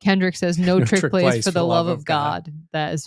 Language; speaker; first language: English; native; English